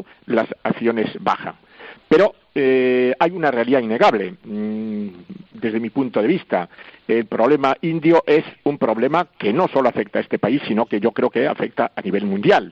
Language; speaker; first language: Spanish; native; Spanish